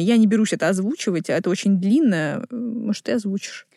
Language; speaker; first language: Russian; native; Russian